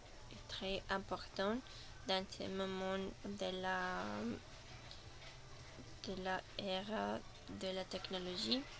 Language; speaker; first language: French; non-native, learner; Spanish